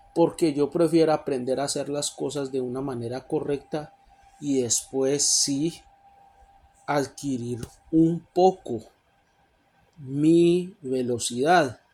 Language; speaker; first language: Spanish; native; Spanish